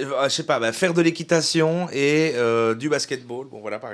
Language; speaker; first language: French; native; French